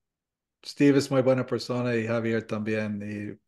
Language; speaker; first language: Spanish; non-native, fluent; English